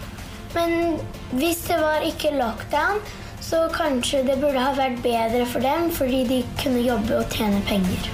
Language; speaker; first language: Norwegian; early bilingual, heritage; Norwegian